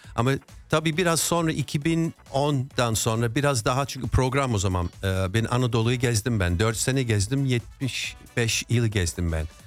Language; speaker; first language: Turkish; non-native, fluent; English